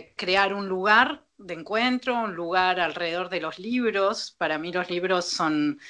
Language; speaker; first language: Spanish; native; Spanish